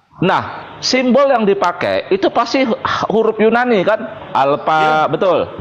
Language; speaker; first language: Indonesian; native; Indonesian